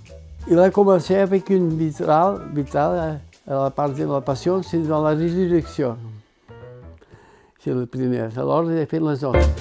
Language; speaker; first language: French; non-native, learner; Catalan